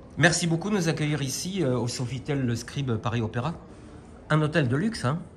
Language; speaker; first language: French; native; French